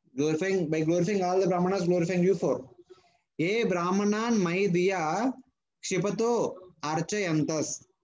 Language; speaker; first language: English; non-native, local second language; Telugu